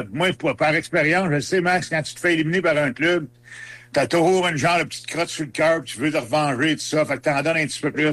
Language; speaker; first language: French; native; French